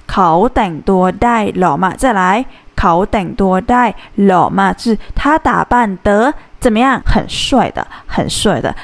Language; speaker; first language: Chinese; non-native, fluent; Thai